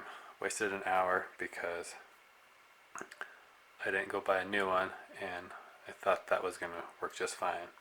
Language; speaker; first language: English; native; English